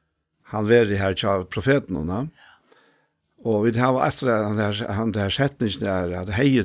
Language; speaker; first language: Danish; non-native, local second language; Faroese